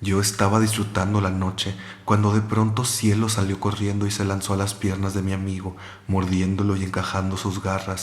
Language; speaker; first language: Spanish; native; Spanish